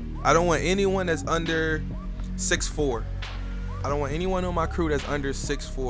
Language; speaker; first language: English; native; English